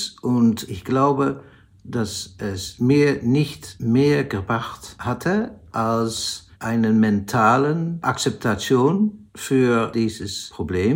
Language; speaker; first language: German; non-native, learner; Dutch